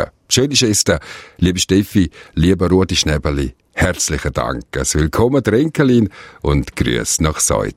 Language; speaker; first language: German; native; German